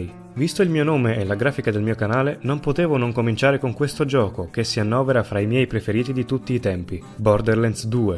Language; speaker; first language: Italian; native; Italian